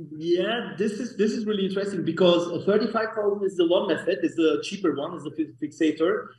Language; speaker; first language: English; non-native, learner; German